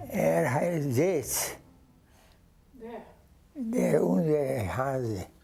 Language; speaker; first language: German; non-native, learner; Hungarian